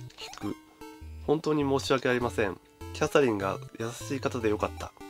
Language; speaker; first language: Japanese; native; Japanese